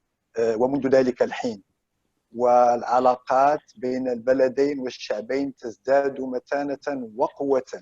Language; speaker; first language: Arabic; native; Arabic